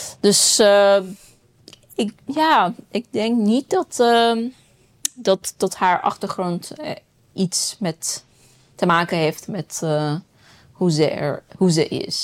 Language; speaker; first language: Dutch; non-native, fluent; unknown